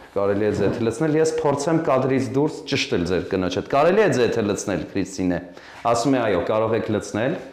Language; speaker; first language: Armenian; native; Armenian